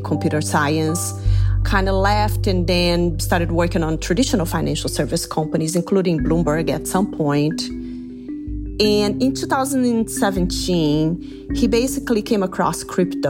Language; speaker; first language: English; non-native, fluent; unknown